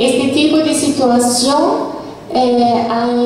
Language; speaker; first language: Spanish; non-native, fluent; Portuguese